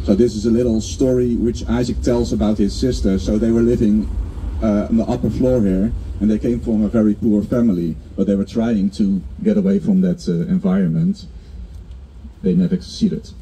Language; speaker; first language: English; non-native, fluent; Dutch